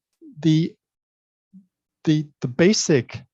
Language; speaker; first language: English; native; English